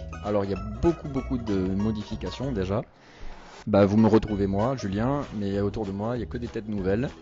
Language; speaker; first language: French; native; French